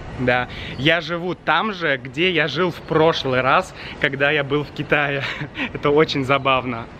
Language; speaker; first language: Russian; native; Russian